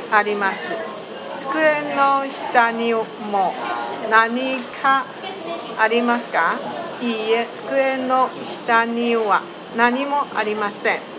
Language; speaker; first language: Japanese; non-native, learner; Chinese